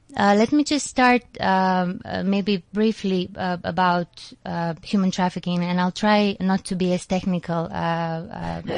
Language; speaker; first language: English; non-native, fluent; Macedonian